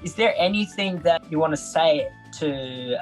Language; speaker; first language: English; non-native, learner; Japanese